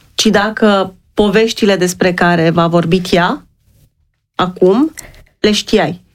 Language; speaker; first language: Romanian; native; Romanian